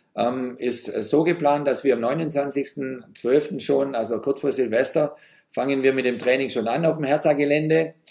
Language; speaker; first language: German; native; German